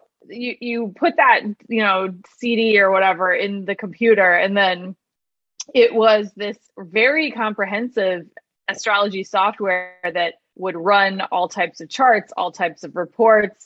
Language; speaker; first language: English; native; English